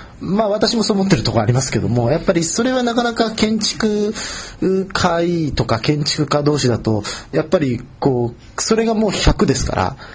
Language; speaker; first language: Japanese; native; Japanese